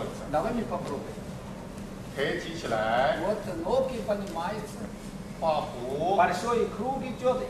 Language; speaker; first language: Russian; non-native, learner; Chinese